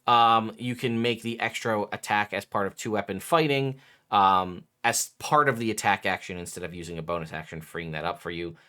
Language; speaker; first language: English; native; English